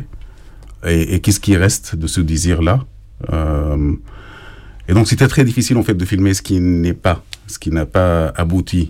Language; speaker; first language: French; non-native, fluent; Arabic